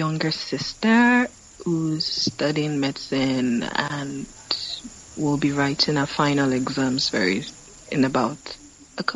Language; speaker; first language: English; non-native, local second language; Yoruba